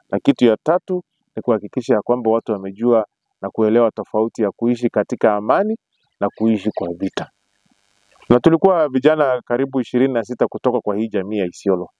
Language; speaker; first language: Swahili; non-native, local second language; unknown